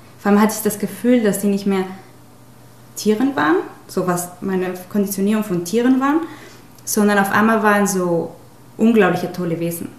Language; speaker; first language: German; non-native, fluent; Spanish